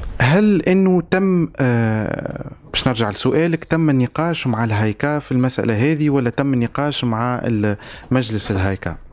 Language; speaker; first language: Arabic; native; Arabic